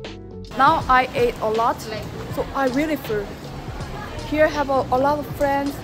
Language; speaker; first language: English; non-native, learner; Korean